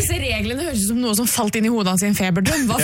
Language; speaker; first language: Norwegian; native; Norwegian